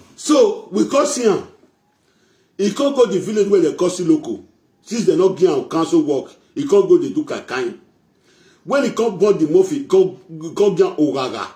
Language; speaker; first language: Nigerian Pidgin; non-native, local second language; Bini